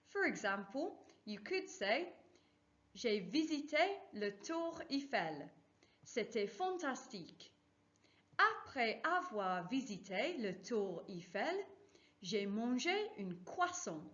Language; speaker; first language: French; non-native, fluent; English